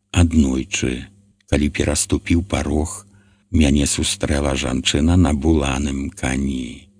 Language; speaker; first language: Belarusian; native; Belarusian